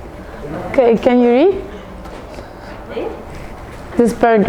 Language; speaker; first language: English; non-native, fluent; Arabic